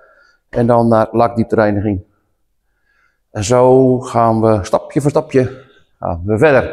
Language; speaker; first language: Dutch; native; Dutch